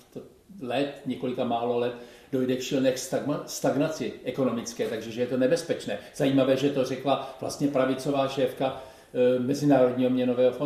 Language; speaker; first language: Czech; native; Czech